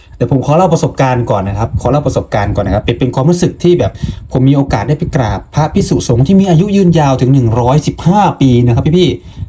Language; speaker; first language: Thai; non-native, local second language; Lao